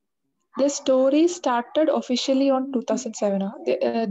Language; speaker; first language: English; non-native, learner; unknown